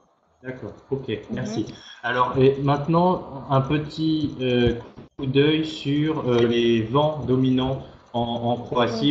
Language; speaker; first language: French; native; French